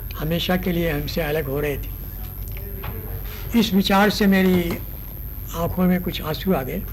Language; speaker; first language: Hindi; native; Hindi